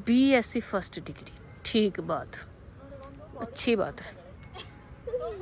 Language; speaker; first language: Hindi; non-native, local second language; Punjabi